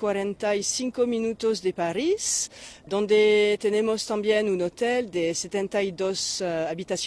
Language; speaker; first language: Spanish; non-native, fluent; French